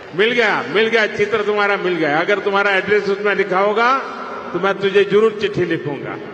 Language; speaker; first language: Hindi; non-native, local second language; Gujarati